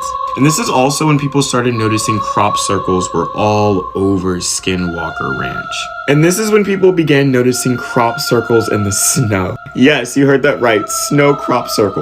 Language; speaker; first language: English; native; English